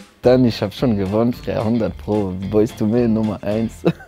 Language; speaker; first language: German; non-native, learner; French